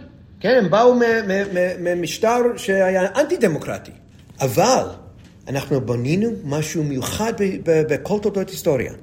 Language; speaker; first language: Hebrew; non-native, fluent; English